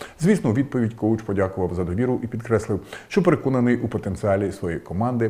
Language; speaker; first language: Ukrainian; native; Ukrainian